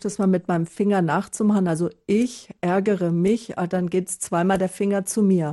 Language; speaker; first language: German; native; German